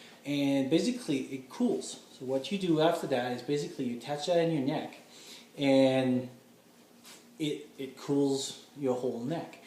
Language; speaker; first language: English; non-native, fluent; French